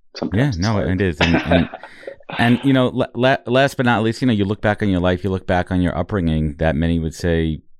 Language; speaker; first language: English; native; English